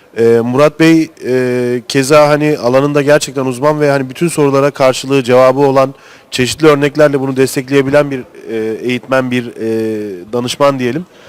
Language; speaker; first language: Turkish; native; Turkish